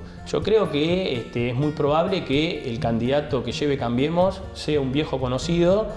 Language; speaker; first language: Spanish; native; Spanish